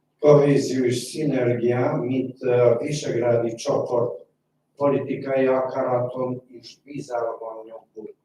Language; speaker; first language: Hungarian; non-native, fluent; Polish